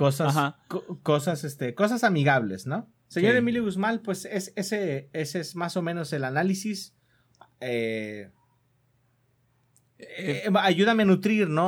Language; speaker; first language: Spanish; native; Spanish